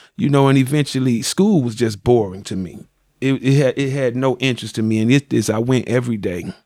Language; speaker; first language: English; native; English